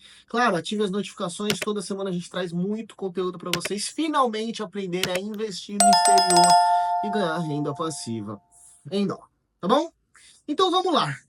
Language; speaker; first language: Portuguese; native; Portuguese